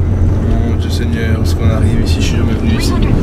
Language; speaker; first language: French; native; French